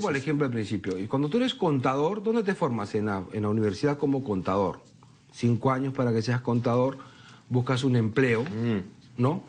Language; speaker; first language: Spanish; native; Spanish